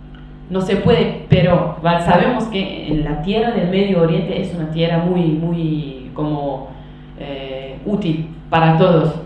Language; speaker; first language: Spanish; non-native, fluent; Kurdish